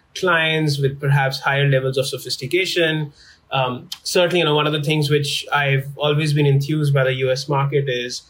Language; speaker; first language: English; non-native, local second language; Hindi